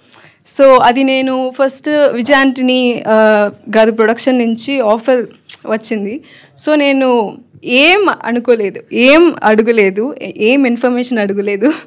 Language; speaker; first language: Telugu; non-native, learner; Tamil